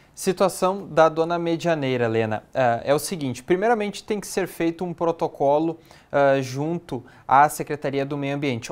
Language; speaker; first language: Portuguese; native; Portuguese